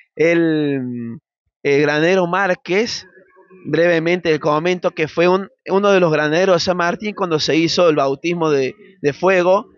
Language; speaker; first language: Spanish; native; Spanish